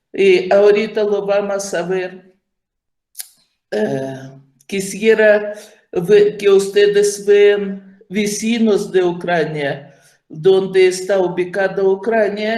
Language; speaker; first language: Spanish; non-native, fluent; Ukrainian